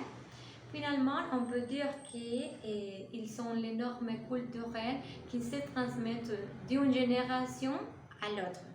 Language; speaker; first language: French; non-native, learner; Spanish